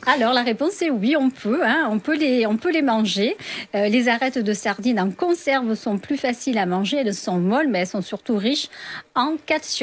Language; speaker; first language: French; native; French